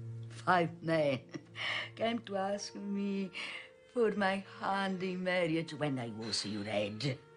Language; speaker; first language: English; non-native, fluent; Italian